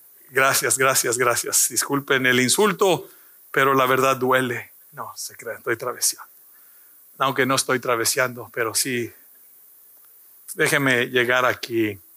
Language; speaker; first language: Spanish; early bilingual, heritage; Spanish